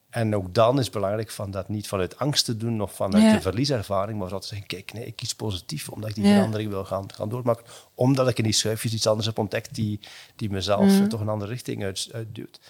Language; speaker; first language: Dutch; native; Dutch